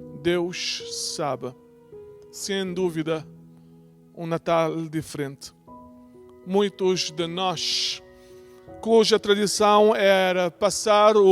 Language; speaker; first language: Portuguese; native; Portuguese